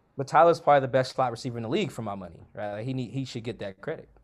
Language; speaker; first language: English; native; English